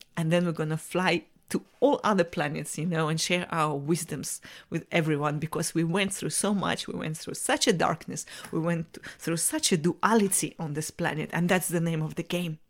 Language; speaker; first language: English; non-native, fluent; Russian